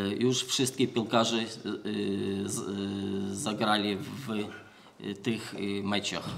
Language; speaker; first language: Polish; non-native, learner; Ukrainian